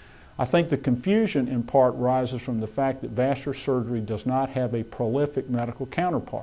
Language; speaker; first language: English; native; English